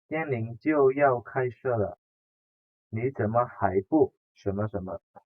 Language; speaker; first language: Chinese; non-native, fluent; Indonesian